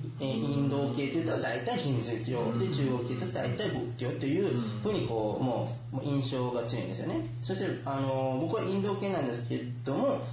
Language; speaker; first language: Japanese; non-native, fluent; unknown